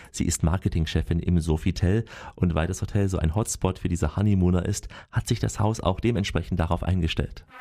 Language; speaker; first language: German; native; German